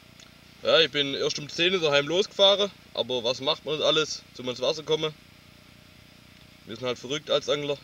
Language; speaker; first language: German; native; German